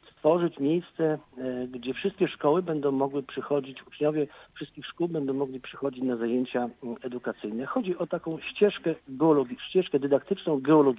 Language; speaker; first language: Polish; native; Polish